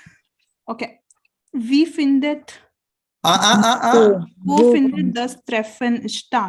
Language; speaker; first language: German; non-native, learner; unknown